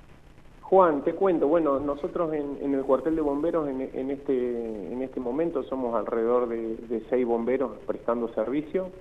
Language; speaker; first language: Spanish; native; Spanish